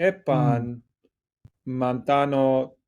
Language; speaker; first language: Greek; non-native, learner; English